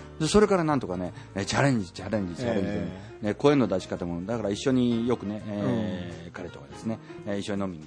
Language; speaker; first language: Japanese; native; Japanese